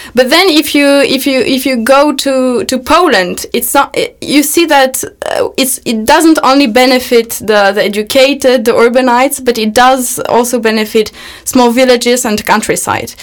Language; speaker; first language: English; non-native, fluent; Polish